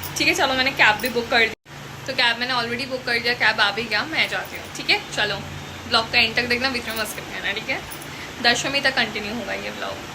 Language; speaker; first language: Hindi; non-native, local second language; Bangla